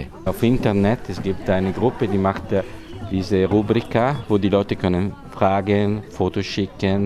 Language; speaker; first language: German; non-native, learner; Italian